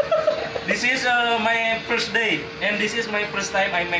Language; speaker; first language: English; non-native, learner; Indonesian